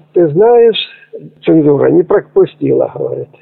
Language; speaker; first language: Russian; native; Russian